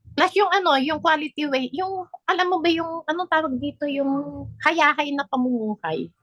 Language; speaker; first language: Filipino; native; Filipino